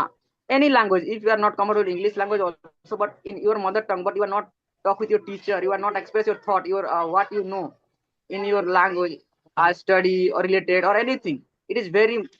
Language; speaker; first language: English; non-native, learner; Odia